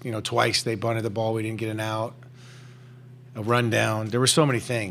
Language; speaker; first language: English; native; English